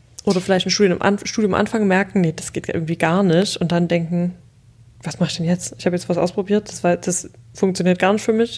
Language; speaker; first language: German; native; German